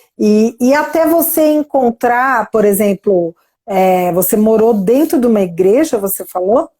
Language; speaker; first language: Portuguese; native; Portuguese